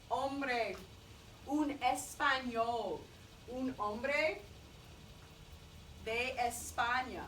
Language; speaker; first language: Spanish; non-native, fluent; English